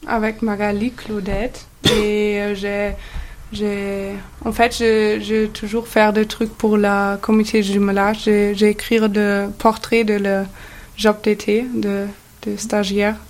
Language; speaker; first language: French; non-native, learner; German